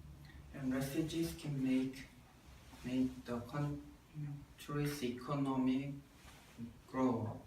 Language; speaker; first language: English; non-native, learner; Korean